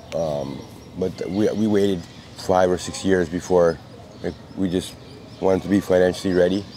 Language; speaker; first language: English; native; English